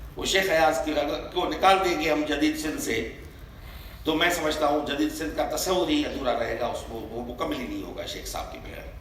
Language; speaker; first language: Urdu; non-native, local second language; Sindhi